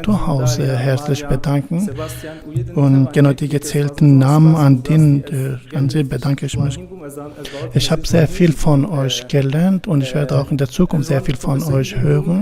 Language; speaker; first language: German; non-native, fluent; Kurdish